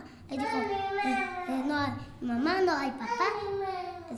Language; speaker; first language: Spanish; non-native, learner; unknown